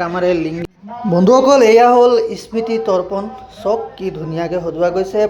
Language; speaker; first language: Assamese; non-native, local second language; Nepali